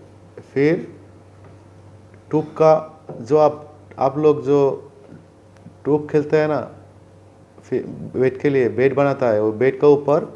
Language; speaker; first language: Hindi; non-native, learner; Bangla